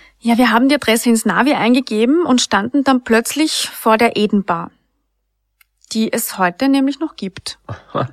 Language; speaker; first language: German; native; German